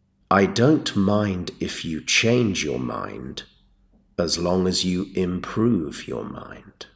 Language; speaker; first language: English; native; English